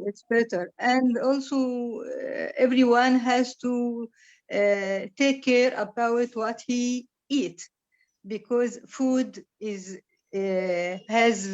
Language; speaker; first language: English; non-native, learner; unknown